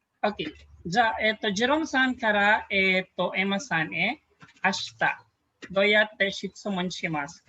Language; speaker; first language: Japanese; non-native, fluent; Filipino